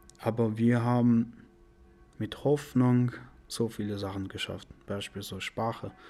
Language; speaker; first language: German; non-native, learner; Persian